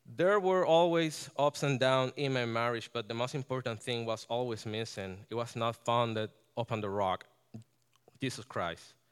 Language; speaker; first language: English; non-native, fluent; Spanish